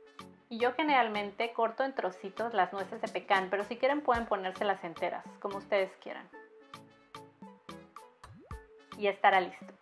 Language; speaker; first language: Spanish; native; Spanish